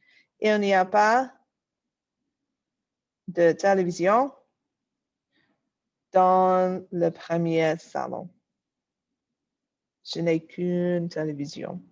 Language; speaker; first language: French; non-native, fluent; English